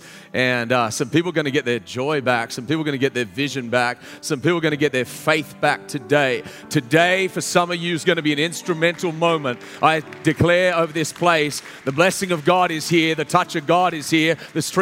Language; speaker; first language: English; native; English